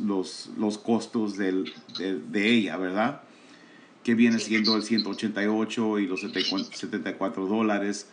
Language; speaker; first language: Spanish; early bilingual, heritage; Spanish